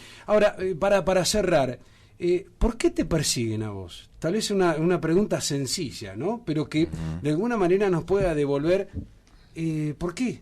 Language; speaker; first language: Spanish; native; Spanish